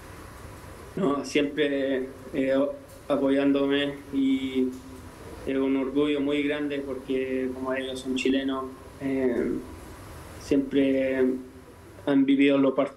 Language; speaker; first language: Spanish; native; Spanish